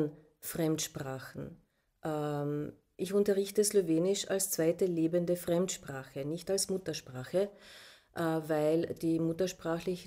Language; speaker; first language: German; non-native, local second language; Slovenian